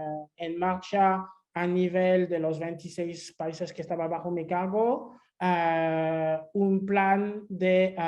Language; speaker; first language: Spanish; non-native, fluent; French